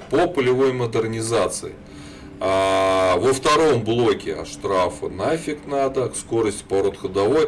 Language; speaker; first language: Russian; native; Russian